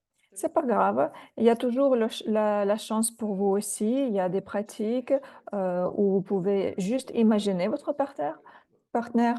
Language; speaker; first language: French; non-native, fluent; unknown